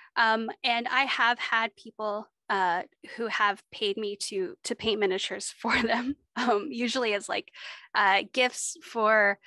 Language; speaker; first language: English; native; English